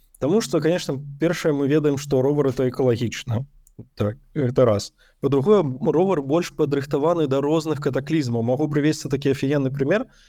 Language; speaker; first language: Belarusian; non-native, local second language; Russian